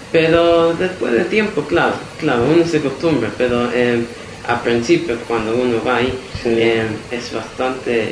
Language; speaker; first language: Spanish; early bilingual, heritage; Spanish